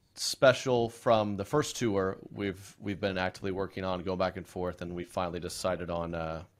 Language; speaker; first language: English; native; English